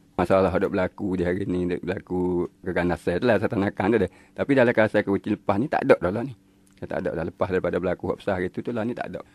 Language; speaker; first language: Malay; native; Malay